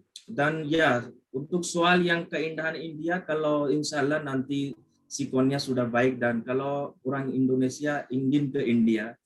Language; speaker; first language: Indonesian; non-native, fluent; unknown